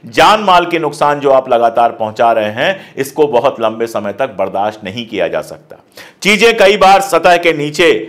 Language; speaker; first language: Hindi; native; Hindi